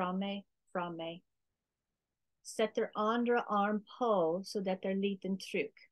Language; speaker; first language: Swedish; non-native, learner; English